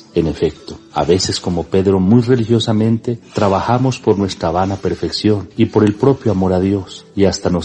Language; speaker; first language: Spanish; native; Spanish